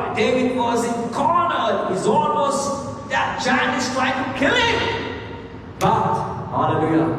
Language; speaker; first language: English; non-native, local second language; Sinhala